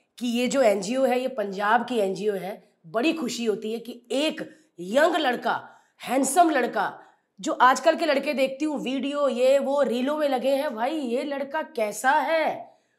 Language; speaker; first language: Hindi; non-native, local second language; Punjabi